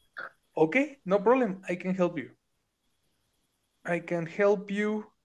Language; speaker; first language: English; non-native, fluent; Spanish